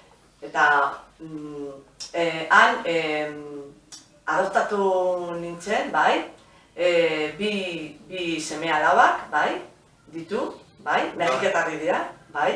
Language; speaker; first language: Basque; non-native, local second language; Spanish